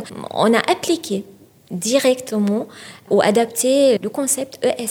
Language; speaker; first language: French; non-native, fluent; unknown